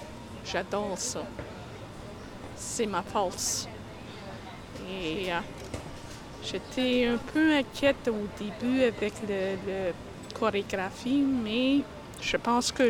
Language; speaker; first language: French; non-native, local second language; English